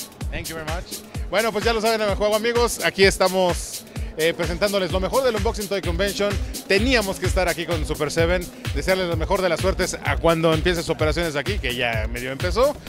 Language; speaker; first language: Spanish; native; Spanish